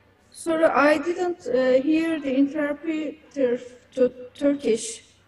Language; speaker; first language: English; non-native, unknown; Turkish